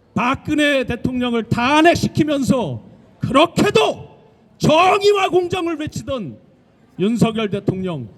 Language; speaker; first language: Korean; native; Korean